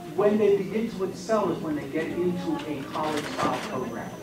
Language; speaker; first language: English; early bilingual, other home language; Spanish